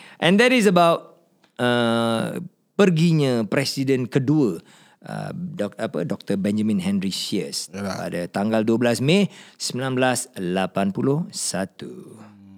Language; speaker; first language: Malay; native; Malay